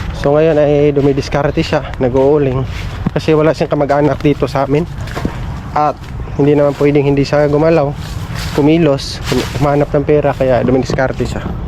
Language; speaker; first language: Filipino; non-native, local second language; Cebuano